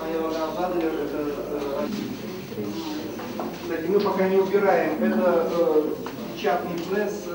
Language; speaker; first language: Russian; native; Russian